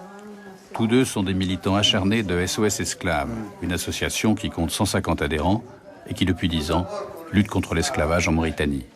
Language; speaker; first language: French; native; French